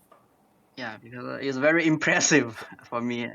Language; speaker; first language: English; non-native, learner; Chinese